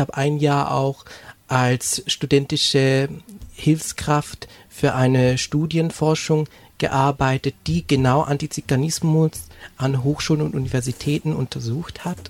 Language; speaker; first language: German; native; German